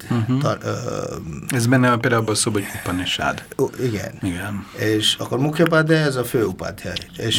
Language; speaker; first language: Hungarian; non-native, fluent; Bangla